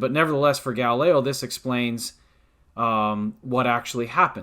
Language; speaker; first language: English; native; English